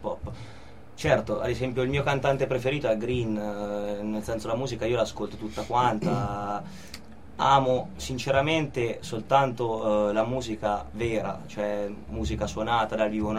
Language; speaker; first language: Italian; native; Italian